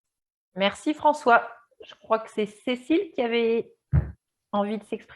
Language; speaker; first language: French; native; French